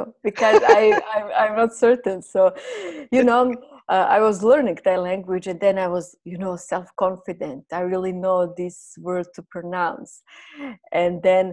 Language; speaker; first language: English; non-native, fluent; Croatian